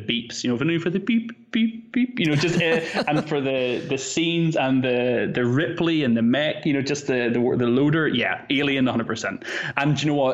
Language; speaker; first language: English; native; English